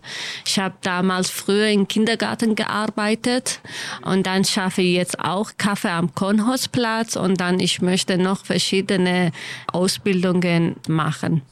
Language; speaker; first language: German; non-native, learner; Kurdish